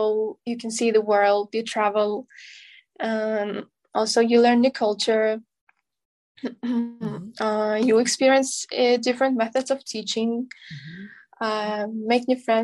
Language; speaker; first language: English; non-native, fluent; Kazakh